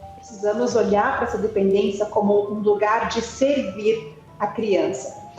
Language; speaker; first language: Portuguese; early bilingual, heritage; German